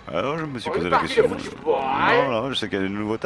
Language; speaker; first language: French; native; French